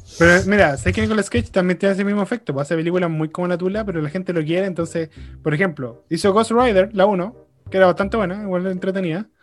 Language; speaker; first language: Spanish; native; Spanish